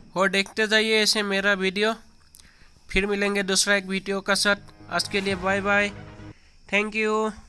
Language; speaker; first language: Hindi; non-native, local second language; Assamese